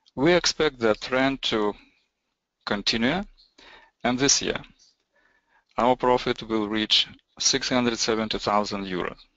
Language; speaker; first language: English; non-native, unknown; Lithuanian